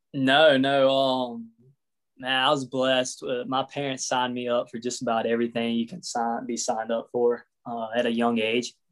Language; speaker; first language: English; native; English